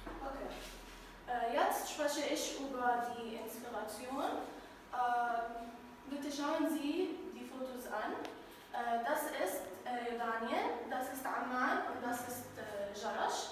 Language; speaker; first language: German; non-native, learner; Arabic